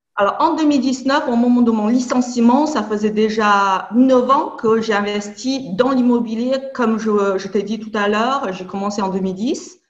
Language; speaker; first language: French; non-native, fluent; Chinese